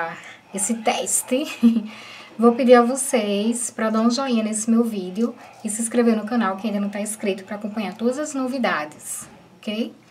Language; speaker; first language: Portuguese; native; Portuguese